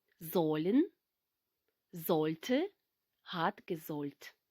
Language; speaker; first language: German; non-native, fluent; Ukrainian